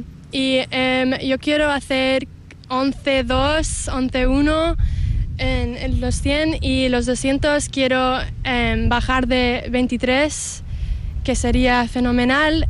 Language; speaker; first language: Spanish; early bilingual, heritage; English